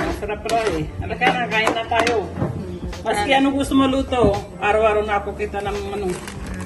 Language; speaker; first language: Filipino; non-native, learner; Punjabi